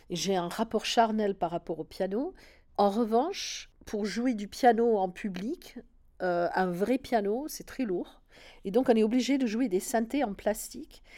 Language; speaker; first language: French; non-native, fluent; English